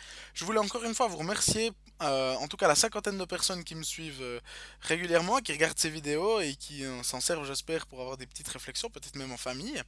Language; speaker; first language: French; native; French